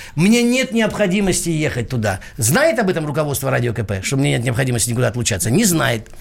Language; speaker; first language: Russian; non-native, local second language; Georgian